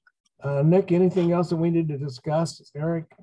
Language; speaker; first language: English; native; English